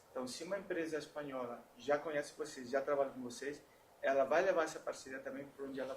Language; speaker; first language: Portuguese; non-native, fluent; Spanish